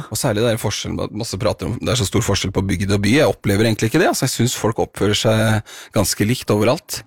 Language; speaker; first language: Norwegian; native; Norwegian